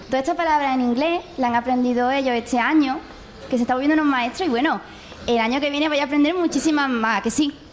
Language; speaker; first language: Spanish; native; Spanish